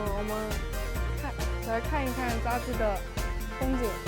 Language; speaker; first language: Chinese; native; Chinese